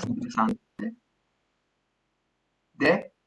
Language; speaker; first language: Spanish; non-native, learner; English